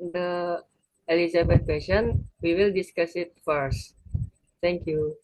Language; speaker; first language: English; non-native, learner; Indonesian